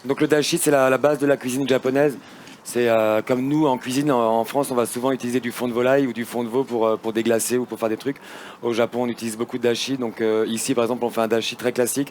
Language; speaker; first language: French; native; French